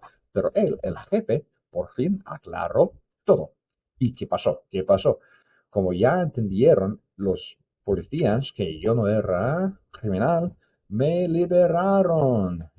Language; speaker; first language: Spanish; non-native, fluent; English